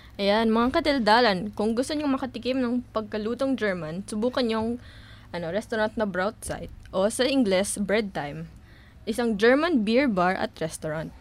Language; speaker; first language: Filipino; native; Filipino